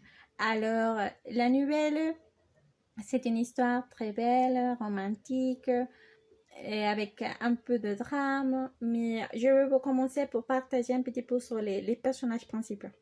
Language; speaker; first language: French; non-native, learner; Spanish